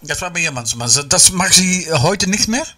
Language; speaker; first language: German; non-native, learner; Dutch